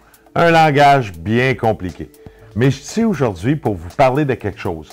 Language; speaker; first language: French; native; French